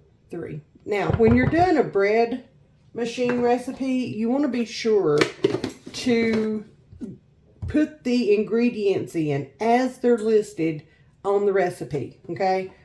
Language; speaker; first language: English; native; English